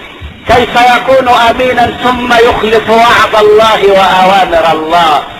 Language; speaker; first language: Arabic; native; Arabic